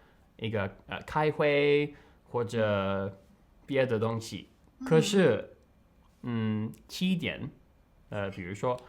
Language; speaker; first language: Chinese; non-native, learner; English